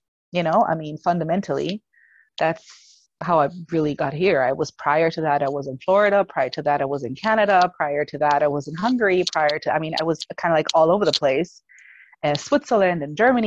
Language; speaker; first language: English; non-native, fluent; German